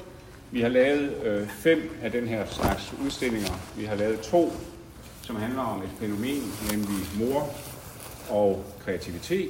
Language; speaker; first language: Danish; native; Danish